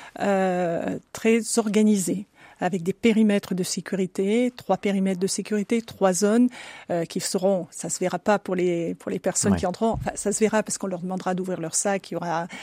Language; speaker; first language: French; native; French